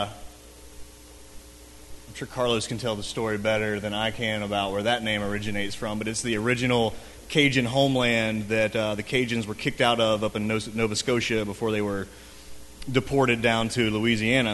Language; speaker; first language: English; native; English